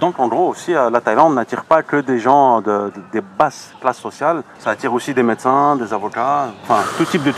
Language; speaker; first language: French; native; French